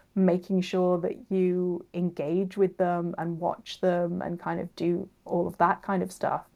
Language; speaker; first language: English; native; English